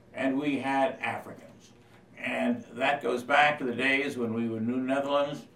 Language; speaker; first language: English; native; English